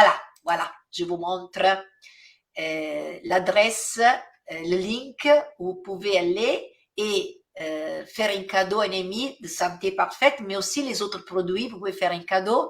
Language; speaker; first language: French; non-native, fluent; Italian